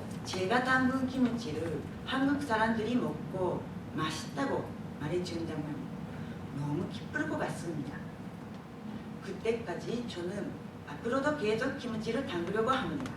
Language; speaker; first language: Korean; non-native, fluent; Japanese